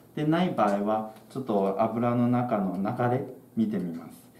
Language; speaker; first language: Japanese; non-native, fluent; Chinese